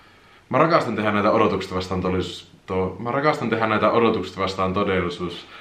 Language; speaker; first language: Finnish; native; Finnish